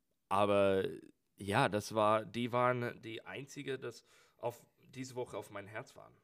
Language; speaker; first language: German; non-native, learner; English